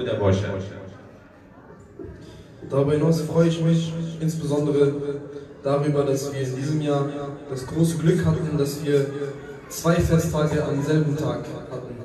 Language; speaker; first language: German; non-native, fluent; Persian